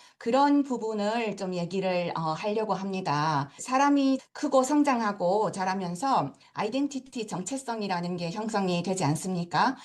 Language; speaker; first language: Korean; early bilingual, heritage; Japanese